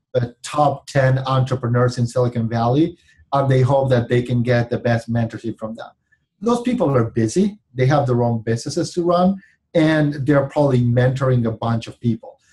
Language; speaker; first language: English; non-native, fluent; Spanish